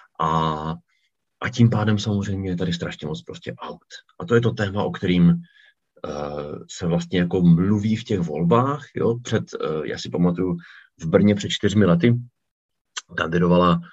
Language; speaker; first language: Czech; native; Czech